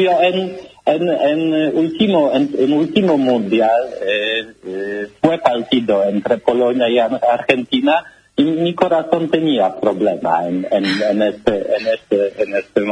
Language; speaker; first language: Spanish; non-native, learner; Polish